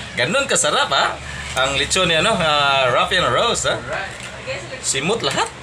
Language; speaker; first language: Filipino; non-native, local second language; Cebuano